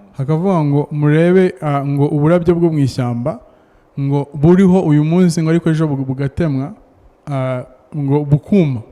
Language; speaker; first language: Kinyarwanda; native; Kinyarwanda